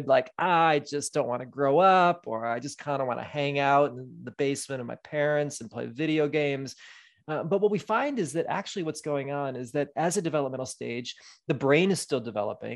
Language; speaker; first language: English; native; English